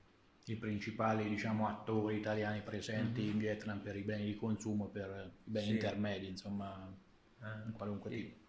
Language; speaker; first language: Italian; native; Italian